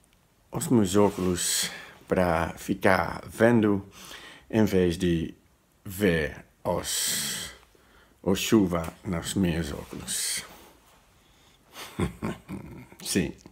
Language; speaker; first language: Portuguese; non-native, fluent; Dutch